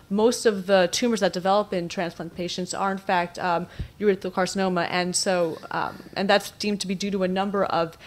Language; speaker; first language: English; native; English